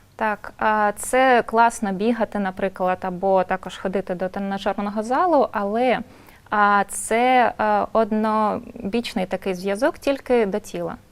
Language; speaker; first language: Ukrainian; non-native, local second language; Russian